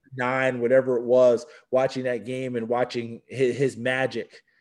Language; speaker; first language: English; native; English